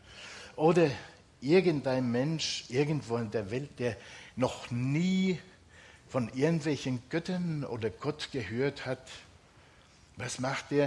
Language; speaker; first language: German; non-native, fluent; Finnish